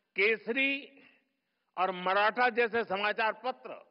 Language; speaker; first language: Hindi; non-native, local second language; Gujarati